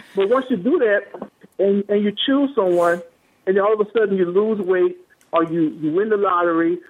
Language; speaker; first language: English; native; English